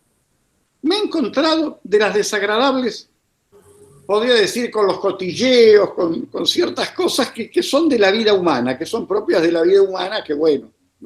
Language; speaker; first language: Spanish; native; Spanish